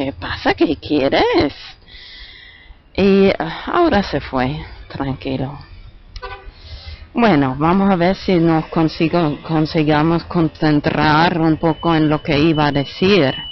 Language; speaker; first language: Spanish; non-native, learner; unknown